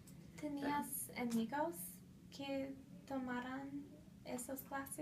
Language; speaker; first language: Spanish; non-native, fluent; English